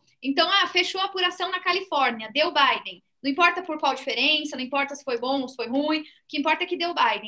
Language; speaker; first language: Portuguese; native; Portuguese